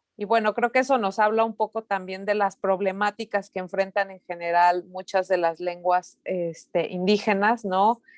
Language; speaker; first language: Spanish; native; Spanish